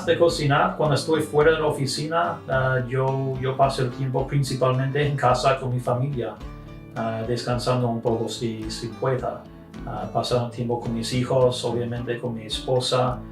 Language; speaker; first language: Spanish; non-native, fluent; English